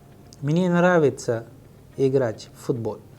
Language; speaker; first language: Russian; non-native, fluent; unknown